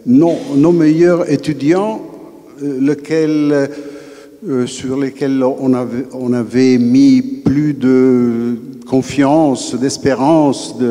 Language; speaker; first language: French; non-native, fluent; Italian